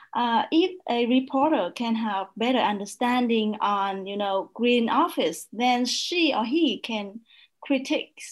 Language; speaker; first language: English; non-native, fluent; Vietnamese